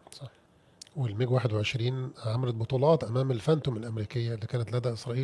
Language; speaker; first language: Arabic; native; Arabic